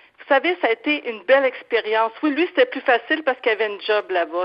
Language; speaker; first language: French; native; French